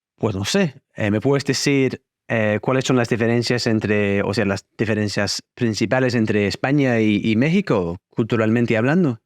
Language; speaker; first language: Spanish; non-native, fluent; English